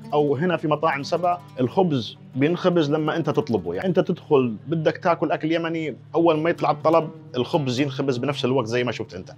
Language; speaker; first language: Arabic; early bilingual, heritage; Arabic